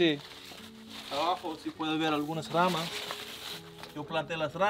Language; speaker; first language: Spanish; non-native, learner; English